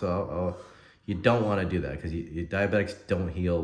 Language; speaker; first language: English; native; English